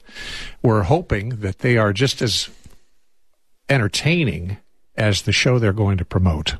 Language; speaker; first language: English; native; English